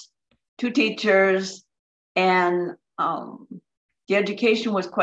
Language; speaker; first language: English; native; English